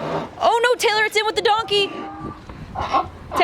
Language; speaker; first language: English; native; English